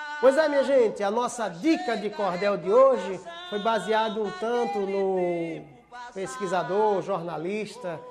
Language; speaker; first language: Portuguese; native; Portuguese